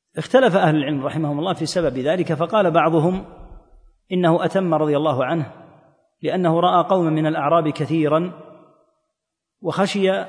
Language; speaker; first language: Arabic; native; Arabic